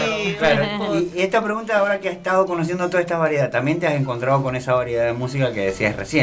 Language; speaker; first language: Spanish; native; Spanish